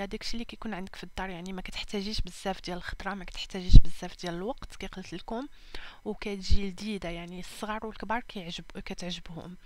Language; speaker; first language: Arabic; native; Arabic